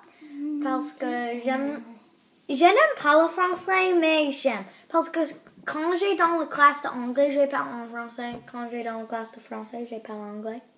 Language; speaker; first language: French; non-native, learner; English